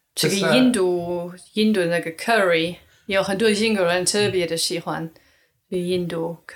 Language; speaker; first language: Chinese; non-native, learner; English